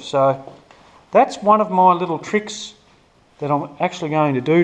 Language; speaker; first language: English; native; English